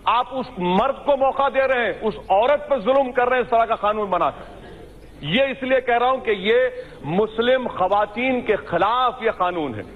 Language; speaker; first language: Hindi; non-native, local second language; Urdu